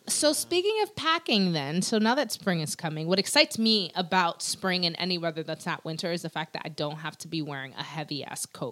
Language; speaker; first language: English; early bilingual, other home language; Spanish